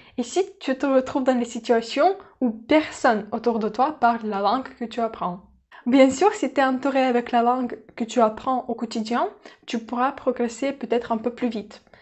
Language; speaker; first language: French; non-native, fluent; Russian